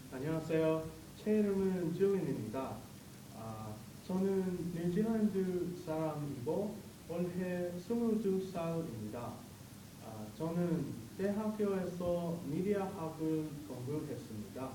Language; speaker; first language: Korean; non-native, learner; English